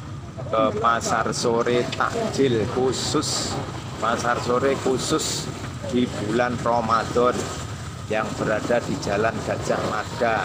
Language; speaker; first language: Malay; non-native, local second language; Javanese